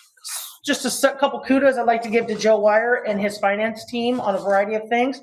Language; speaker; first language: English; native; English